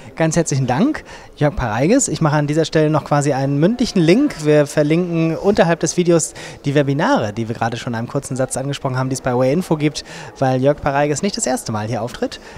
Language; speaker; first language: German; native; German